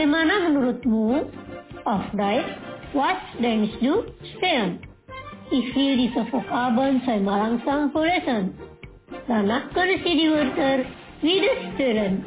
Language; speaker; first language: German; non-native, fluent; Indonesian